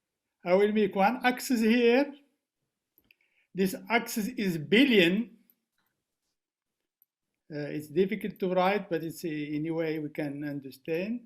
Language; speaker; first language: English; non-native, fluent; Arabic